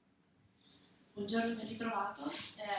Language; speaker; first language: Italian; native; Italian